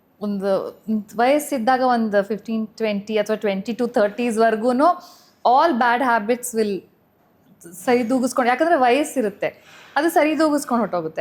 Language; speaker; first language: Kannada; native; Kannada